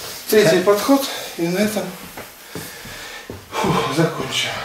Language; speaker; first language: Russian; native; Russian